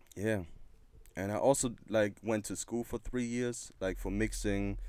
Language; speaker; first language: English; non-native, fluent; German